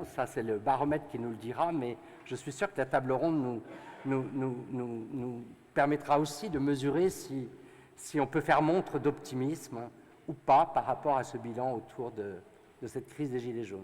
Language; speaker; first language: French; native; French